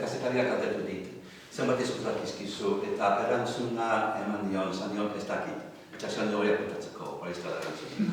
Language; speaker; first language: Basque; non-native, fluent; English